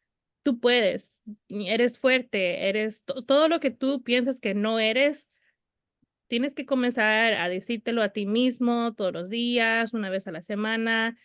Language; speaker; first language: Spanish; early bilingual, heritage; Spanish